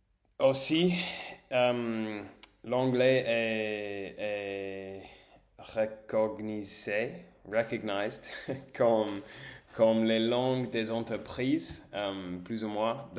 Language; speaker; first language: French; non-native, learner; English